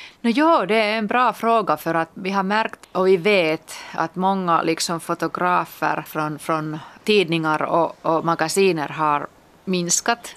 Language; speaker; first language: Swedish; non-native, local second language; Finnish